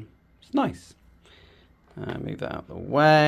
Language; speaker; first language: English; native; English